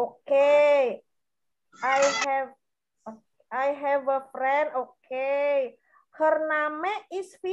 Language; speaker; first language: English; non-native, learner; Indonesian